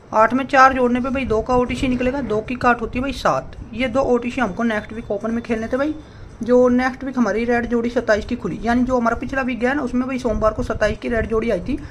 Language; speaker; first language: Hindi; native; Hindi